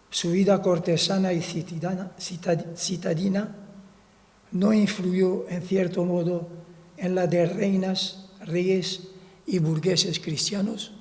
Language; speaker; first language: Spanish; non-native, fluent; Arabic